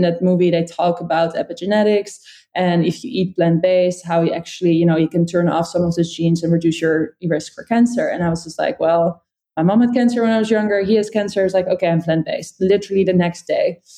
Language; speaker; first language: English; non-native, fluent; Dutch